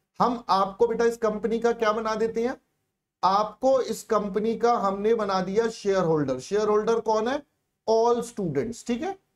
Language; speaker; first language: Hindi; native; Hindi